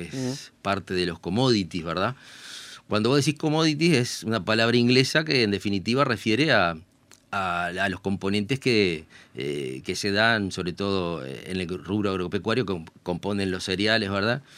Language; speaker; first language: Spanish; native; Spanish